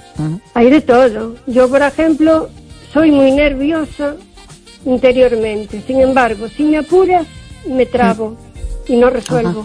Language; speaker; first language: Spanish; native; Spanish